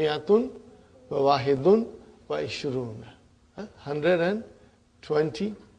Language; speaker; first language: Arabic; non-native, fluent; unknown